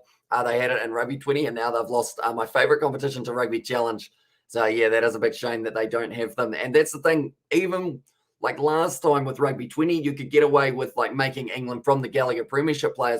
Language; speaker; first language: English; native; English